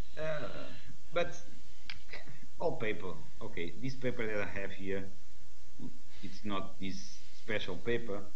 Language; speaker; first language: English; non-native, learner; Portuguese